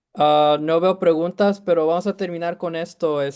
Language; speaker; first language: Spanish; early bilingual, heritage; Spanish